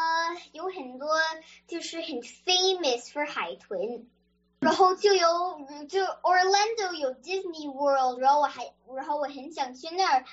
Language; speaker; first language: Chinese; early bilingual, other home language; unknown